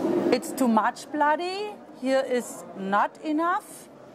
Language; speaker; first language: English; non-native, learner; German